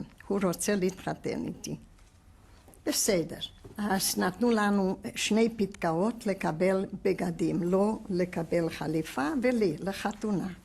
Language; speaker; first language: Hebrew; non-native, fluent; Hungarian